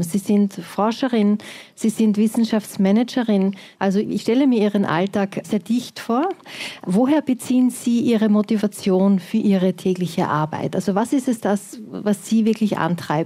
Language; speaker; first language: German; native; German